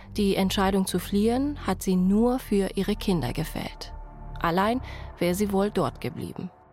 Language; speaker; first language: German; early bilingual, other home language; Persian